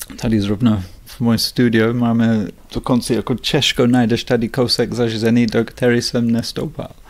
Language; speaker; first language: Czech; non-native, fluent; English